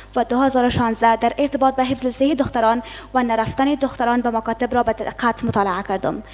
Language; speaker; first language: Persian; non-native, local second language; Pashto